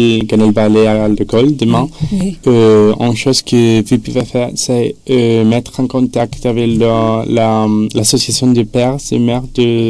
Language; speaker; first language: French; non-native, learner; Spanish